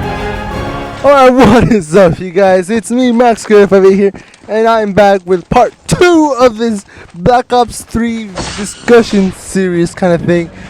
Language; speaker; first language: English; native; English